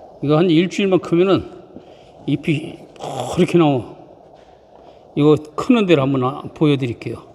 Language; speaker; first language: Korean; native; Korean